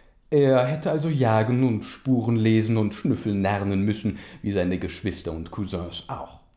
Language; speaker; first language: German; native; German